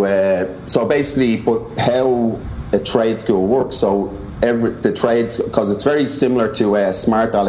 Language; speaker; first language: English; native; English